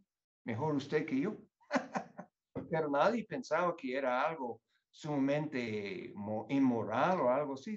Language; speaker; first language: Spanish; non-native, fluent; English